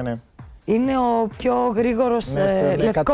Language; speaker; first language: Greek; native; Greek